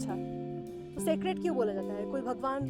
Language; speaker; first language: Hindi; non-native, local second language; Bangla